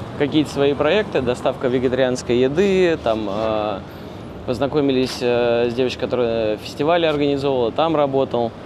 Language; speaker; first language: Russian; native; Russian